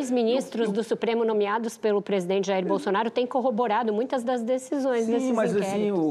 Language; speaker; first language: Portuguese; native; Portuguese